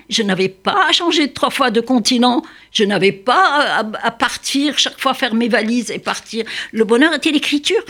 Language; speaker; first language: French; non-native, local second language; Arabic